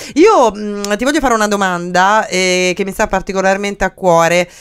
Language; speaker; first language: Italian; native; Italian